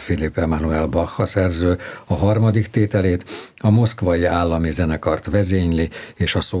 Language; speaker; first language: Hungarian; native; Hungarian